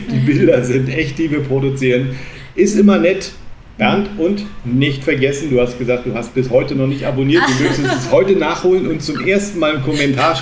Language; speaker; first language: German; native; German